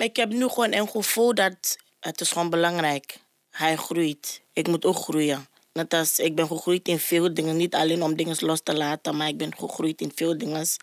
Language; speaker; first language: Dutch; non-native, fluent; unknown